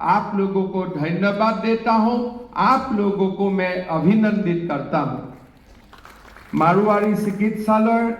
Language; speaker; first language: Hindi; non-native, local second language; Assamese